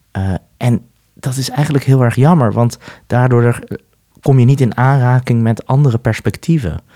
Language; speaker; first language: Dutch; native; Dutch